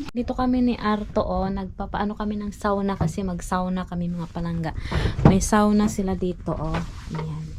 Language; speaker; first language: Filipino; non-native, local second language; Cebuano